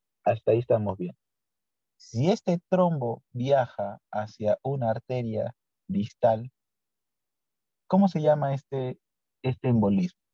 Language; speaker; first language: Spanish; native; Spanish